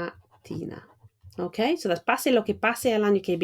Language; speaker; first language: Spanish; non-native, fluent; English